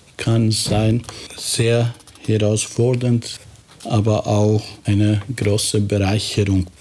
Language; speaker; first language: German; non-native, fluent; Albanian